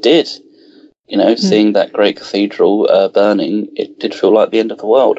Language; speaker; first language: English; native; English